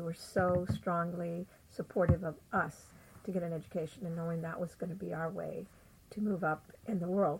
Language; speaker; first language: English; native; English